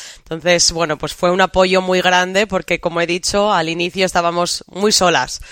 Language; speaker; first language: Spanish; native; Spanish